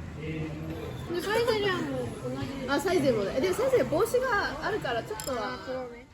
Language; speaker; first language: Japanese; non-native, learner; Korean